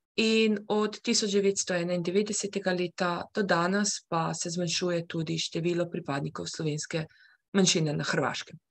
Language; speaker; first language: Slovenian; early bilingual, heritage; Slovenian